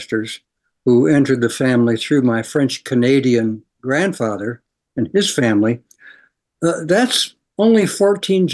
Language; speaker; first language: English; native; English